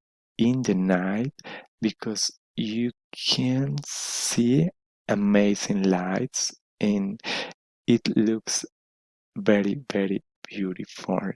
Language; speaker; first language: English; non-native, learner; Spanish